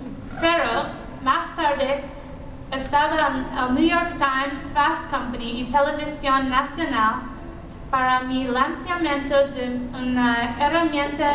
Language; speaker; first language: Spanish; non-native, learner; English